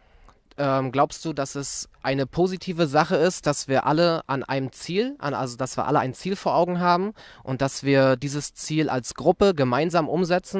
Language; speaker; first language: German; native; German